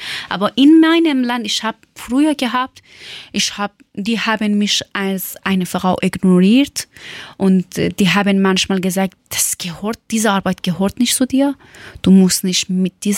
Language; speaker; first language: German; non-native, learner; Persian